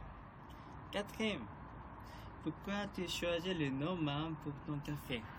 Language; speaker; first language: French; non-native, learner; Korean